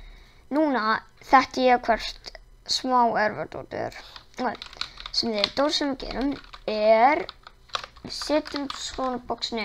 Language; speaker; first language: Icelandic; non-native, learner; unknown